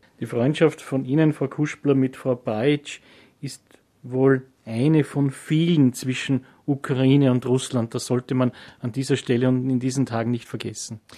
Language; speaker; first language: German; native; German